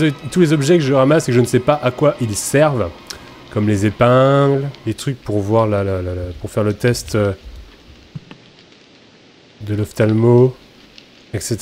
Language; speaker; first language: French; native; French